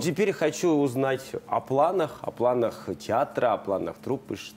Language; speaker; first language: Russian; native; Russian